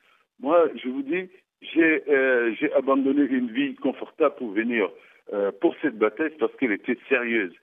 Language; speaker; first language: French; non-native, local second language; Sango